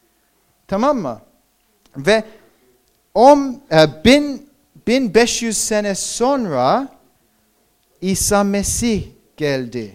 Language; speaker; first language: Turkish; non-native, fluent; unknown